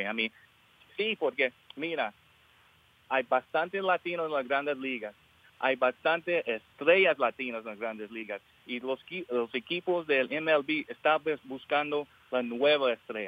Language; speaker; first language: Spanish; early bilingual, heritage; English